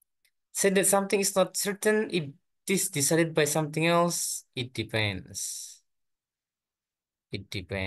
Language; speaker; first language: English; non-native, fluent; Indonesian